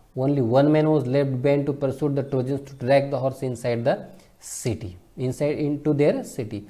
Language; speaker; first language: English; non-native, local second language; Marathi